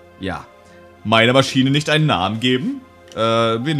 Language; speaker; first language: German; native; German